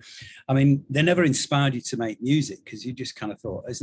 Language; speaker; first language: English; native; English